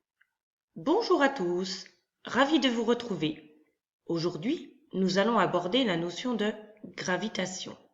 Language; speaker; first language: French; native; French